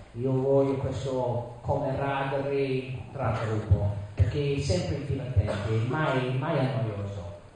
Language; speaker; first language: Italian; non-native, learner; English